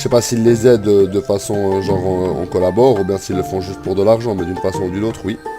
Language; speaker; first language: French; native; French